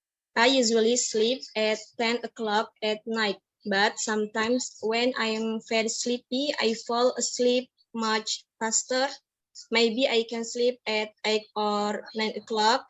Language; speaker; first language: English; non-native, learner; Indonesian